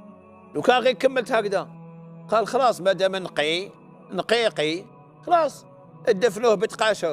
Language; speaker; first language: Arabic; native; Arabic